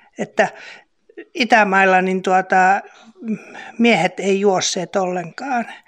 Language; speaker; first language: Finnish; native; Finnish